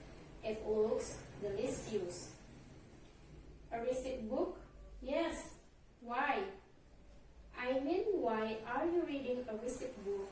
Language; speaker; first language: English; non-native, learner; Indonesian